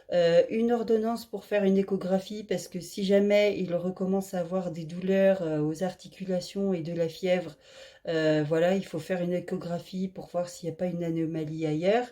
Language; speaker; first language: French; native; French